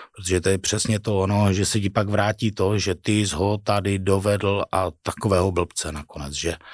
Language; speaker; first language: Czech; native; Czech